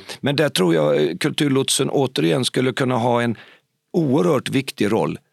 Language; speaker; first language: Swedish; native; Swedish